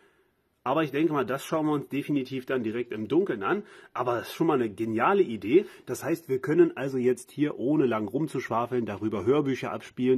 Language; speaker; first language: German; native; German